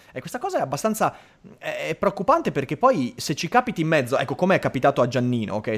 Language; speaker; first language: Italian; native; Italian